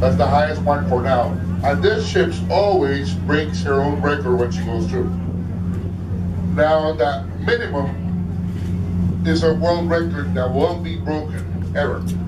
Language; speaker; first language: English; non-native, fluent; Spanish